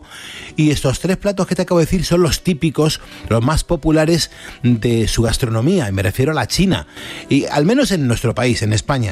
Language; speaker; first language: Spanish; native; Spanish